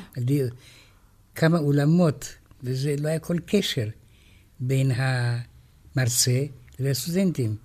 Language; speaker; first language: Hebrew; non-native, fluent; Romanian